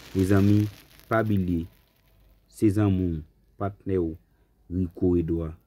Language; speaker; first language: French; non-native, learner; Haitian Creole